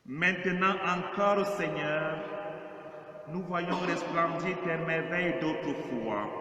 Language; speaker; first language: French; native; French